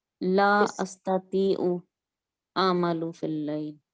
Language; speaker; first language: Arabic; non-native, learner; Urdu